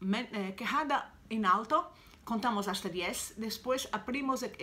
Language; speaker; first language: Spanish; non-native, learner; Italian